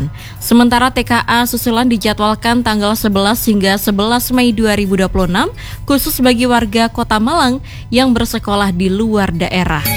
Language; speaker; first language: Indonesian; native; Indonesian